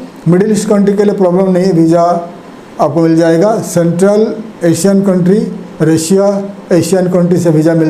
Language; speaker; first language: Hindi; non-native, local second language; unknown